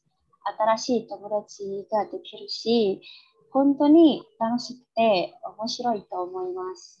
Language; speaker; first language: Japanese; non-native, fluent; Indonesian